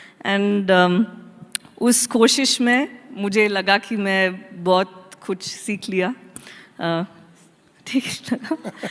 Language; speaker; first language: Hindi; non-native, local second language; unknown